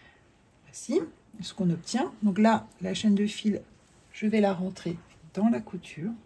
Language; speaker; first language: French; native; French